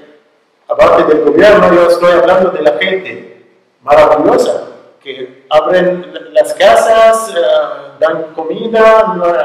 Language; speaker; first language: Spanish; non-native, learner; Arabic